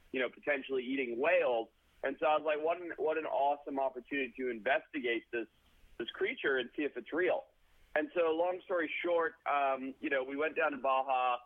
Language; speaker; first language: English; native; English